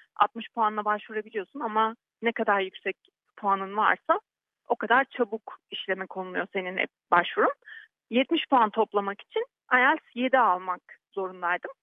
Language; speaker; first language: Turkish; native; Turkish